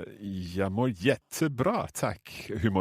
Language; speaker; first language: Swedish; non-native, learner; English